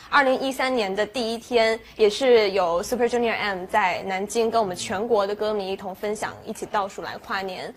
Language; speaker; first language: Chinese; native; Chinese